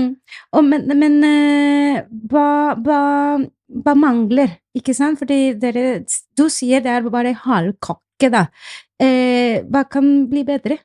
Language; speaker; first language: Norwegian; non-native, fluent; Spanish